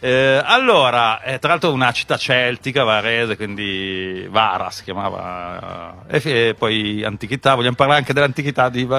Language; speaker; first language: Italian; native; Italian